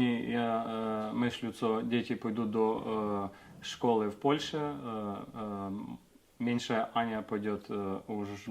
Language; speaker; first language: Polish; non-native, learner; Ukrainian